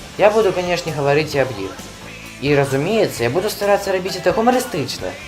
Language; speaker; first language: Belarusian; non-native, local second language; Russian